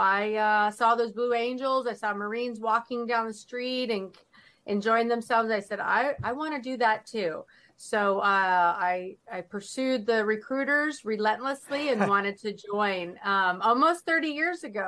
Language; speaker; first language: English; native; English